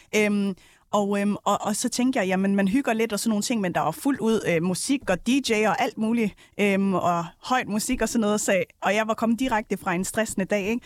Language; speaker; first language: Danish; early bilingual, other home language; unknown